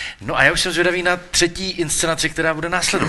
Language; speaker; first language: Czech; native; Czech